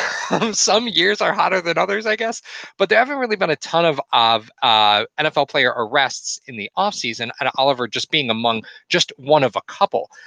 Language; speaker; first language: English; native; English